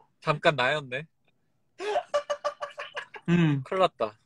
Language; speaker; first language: Korean; early bilingual, heritage; Korean